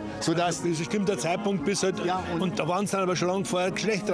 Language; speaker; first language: German; native; German